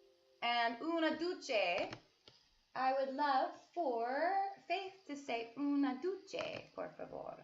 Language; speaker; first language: Spanish; non-native, learner; English